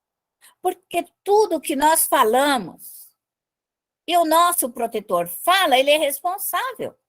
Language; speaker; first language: Portuguese; native; Portuguese